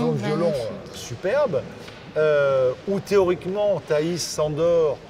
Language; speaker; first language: French; native; French